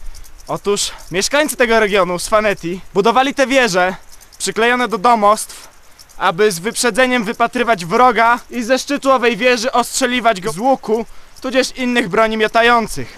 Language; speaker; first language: Polish; native; Polish